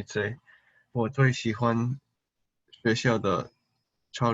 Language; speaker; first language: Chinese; early bilingual, heritage; Chinese